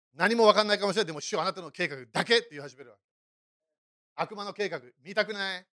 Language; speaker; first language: Japanese; non-native, fluent; English